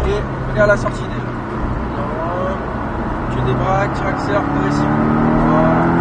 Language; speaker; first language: French; native; French